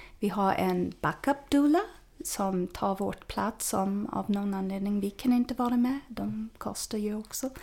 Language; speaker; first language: Swedish; non-native, fluent; English